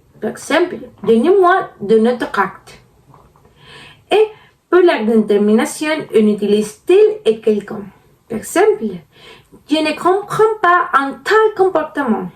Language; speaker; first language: French; non-native, learner; Spanish